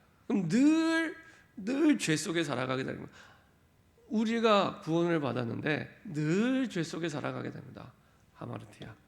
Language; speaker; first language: Korean; native; Korean